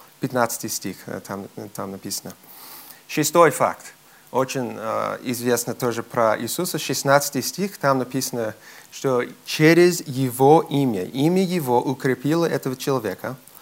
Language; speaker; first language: Russian; non-native, fluent; English